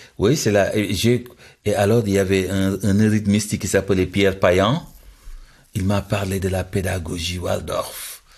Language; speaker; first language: French; non-native, local second language; Wolof